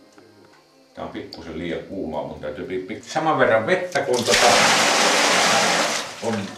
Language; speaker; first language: Finnish; native; Finnish